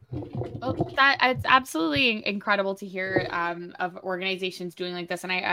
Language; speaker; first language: English; native; English